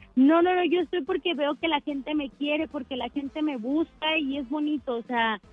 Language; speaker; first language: Spanish; native; Spanish